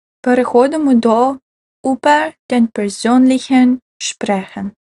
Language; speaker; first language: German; non-native, fluent; Ukrainian